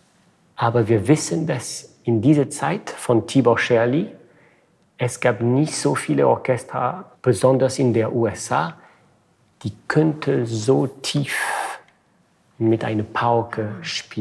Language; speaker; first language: German; non-native, fluent; French